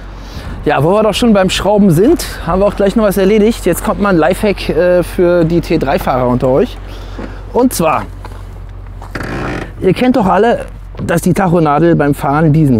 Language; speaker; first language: German; native; German